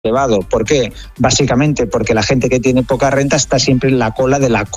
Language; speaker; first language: Spanish; native; Spanish